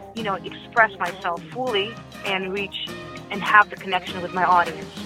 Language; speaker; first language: English; non-native, fluent; Russian